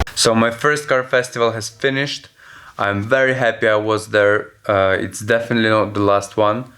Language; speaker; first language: English; non-native, fluent; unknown